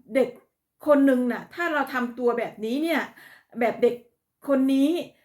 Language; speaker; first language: Thai; native; Thai